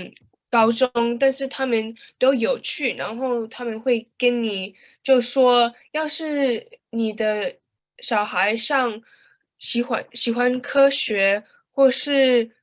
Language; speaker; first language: Chinese; early bilingual, heritage; Chinese